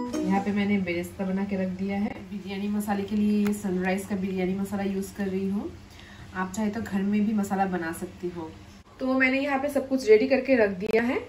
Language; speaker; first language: Hindi; non-native, local second language; Bangla